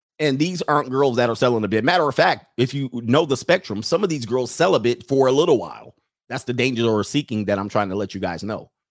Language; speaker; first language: English; native; English